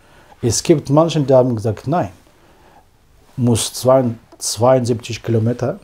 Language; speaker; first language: German; non-native, fluent; Arabic